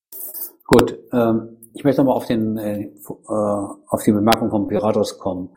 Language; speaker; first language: German; native; German